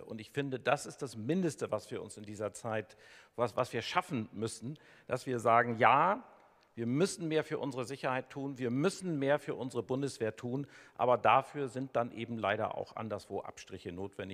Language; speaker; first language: German; native; German